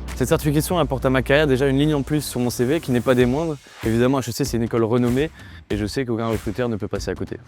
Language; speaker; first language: French; non-native, fluent; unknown